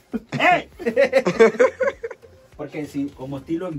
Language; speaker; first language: Spanish; native; Spanish